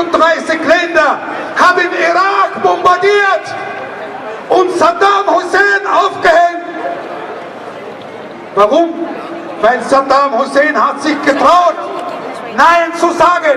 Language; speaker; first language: German; non-native, learner; Arabic